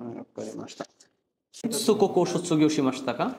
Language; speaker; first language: Japanese; non-native, fluent; Bangla